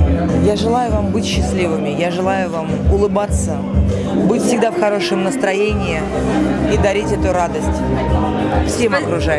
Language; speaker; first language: Russian; native; Russian